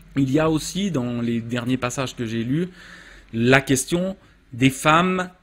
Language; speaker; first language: French; native; French